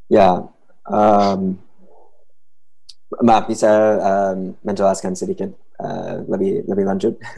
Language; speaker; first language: Indonesian; non-native, fluent; English